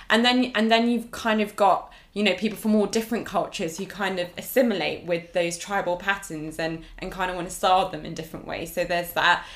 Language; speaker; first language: English; native; English